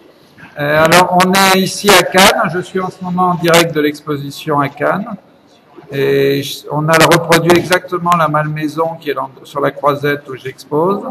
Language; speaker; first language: French; native; French